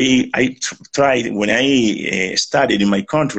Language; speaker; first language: English; non-native, learner; Spanish